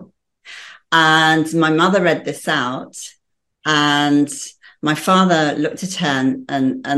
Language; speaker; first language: English; native; English